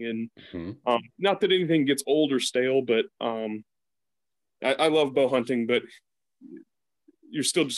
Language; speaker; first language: English; native; English